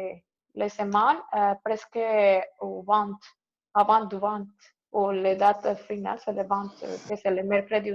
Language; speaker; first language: French; non-native, learner; Spanish